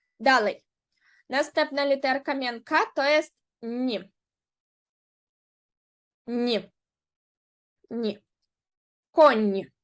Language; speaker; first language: Polish; non-native, fluent; Ukrainian